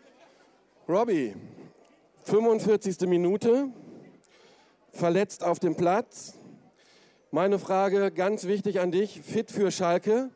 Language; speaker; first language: German; native; German